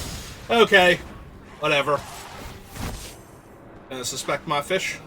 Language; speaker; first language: English; native; English